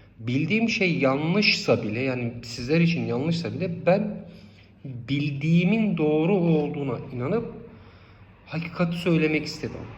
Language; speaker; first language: Turkish; non-native, local second language; Kurdish